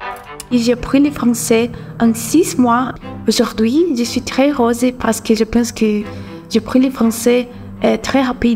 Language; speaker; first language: French; non-native, learner; Portuguese